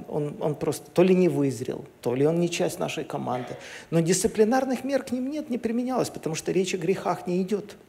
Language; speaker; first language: Russian; native; Russian